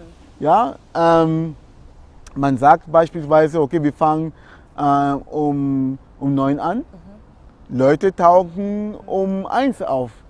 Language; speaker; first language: German; non-native, fluent; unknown